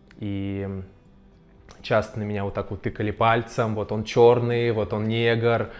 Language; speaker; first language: Russian; native; Russian